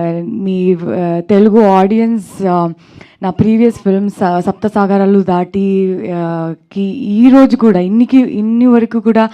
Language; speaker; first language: Telugu; non-native, learner; Kannada